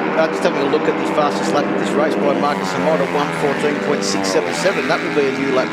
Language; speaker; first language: English; native; English